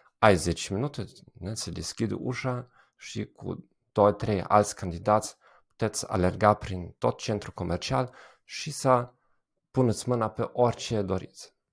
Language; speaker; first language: Romanian; non-native, fluent; German